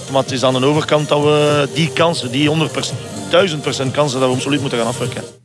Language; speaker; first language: Dutch; native; Dutch